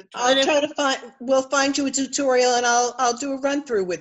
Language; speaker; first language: English; native; English